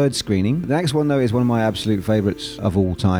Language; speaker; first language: English; native; English